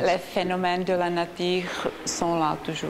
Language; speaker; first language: French; non-native, learner; Czech